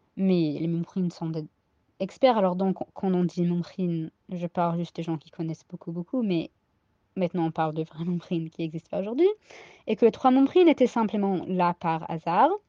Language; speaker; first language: French; non-native, fluent; English